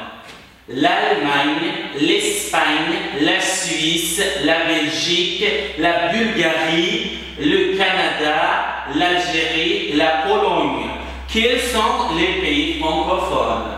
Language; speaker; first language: French; non-native, fluent; Uzbek